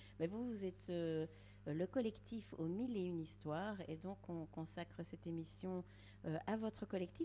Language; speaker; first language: French; native; French